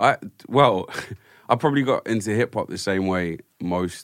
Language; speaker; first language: English; native; English